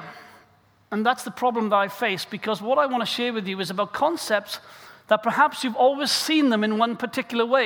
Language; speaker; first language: English; native; English